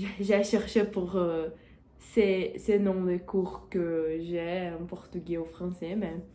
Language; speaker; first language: French; non-native, learner; Portuguese